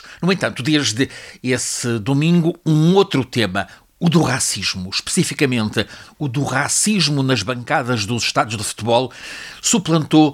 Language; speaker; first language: Portuguese; native; Portuguese